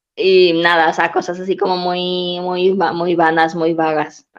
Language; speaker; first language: Spanish; native; Spanish